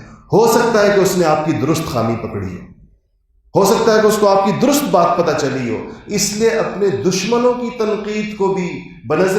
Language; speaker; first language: Urdu; native; Urdu